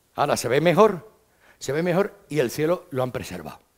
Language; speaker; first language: Spanish; native; Spanish